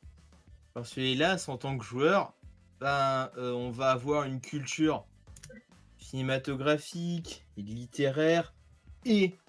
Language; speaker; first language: French; native; French